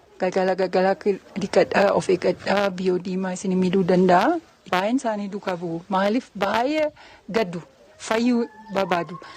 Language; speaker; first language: Oromo; non-native, fluent; German